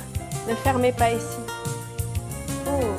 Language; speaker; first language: French; native; French